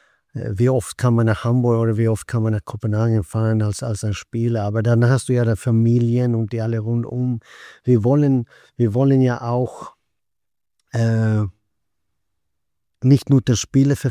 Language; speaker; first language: German; non-native, fluent; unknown